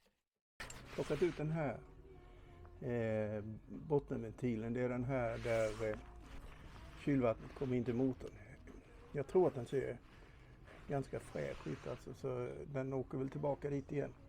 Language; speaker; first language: Swedish; native; Swedish